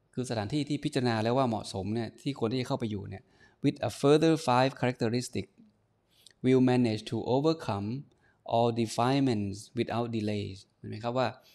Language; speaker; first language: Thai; native; Thai